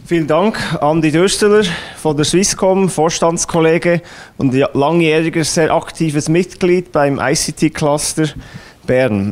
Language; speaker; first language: German; native; German